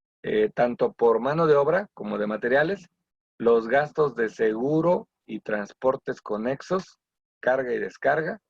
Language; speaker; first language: Spanish; native; Spanish